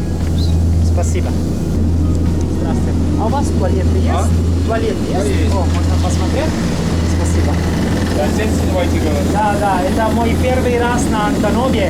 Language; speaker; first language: Russian; non-native, learner; Italian